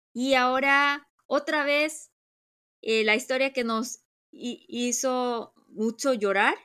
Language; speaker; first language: Spanish; non-native, fluent; Korean